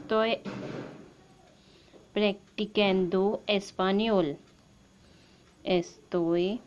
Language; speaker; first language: Spanish; non-native, learner; Hindi